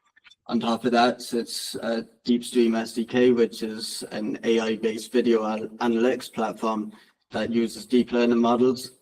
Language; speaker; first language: English; native; English